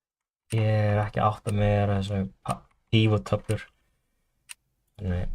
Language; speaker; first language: Icelandic; non-native, learner; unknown